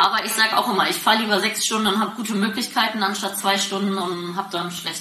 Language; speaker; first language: German; native; German